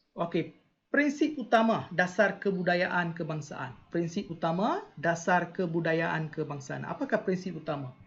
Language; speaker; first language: Malay; non-native, local second language; Tamil